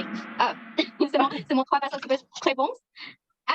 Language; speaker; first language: French; non-native, learner; Vietnamese